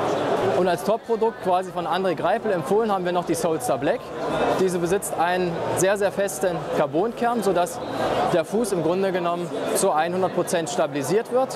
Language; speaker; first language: German; native; German